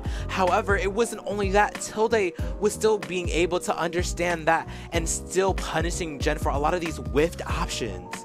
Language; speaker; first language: English; native; English